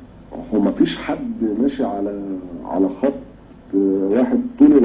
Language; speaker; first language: Arabic; native; Arabic